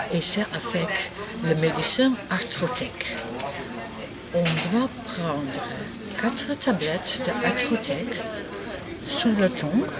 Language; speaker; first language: French; non-native, learner; Dutch